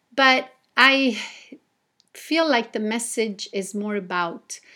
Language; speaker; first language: English; non-native, fluent; Italian